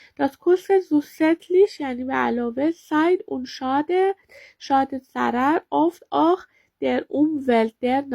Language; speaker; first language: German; non-native, learner; Persian